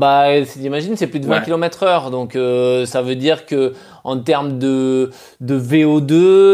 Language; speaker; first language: French; native; French